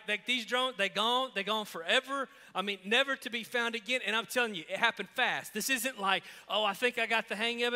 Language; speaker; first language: English; native; English